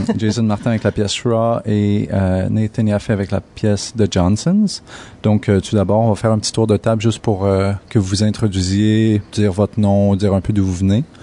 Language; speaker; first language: French; native; French